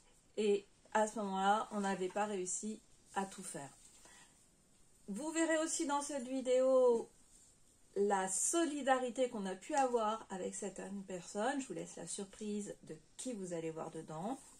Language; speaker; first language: French; native; French